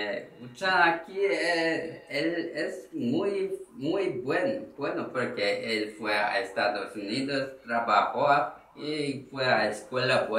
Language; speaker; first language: Spanish; non-native, learner; Korean